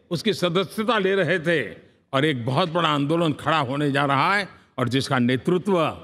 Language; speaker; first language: Hindi; non-native, local second language; Gujarati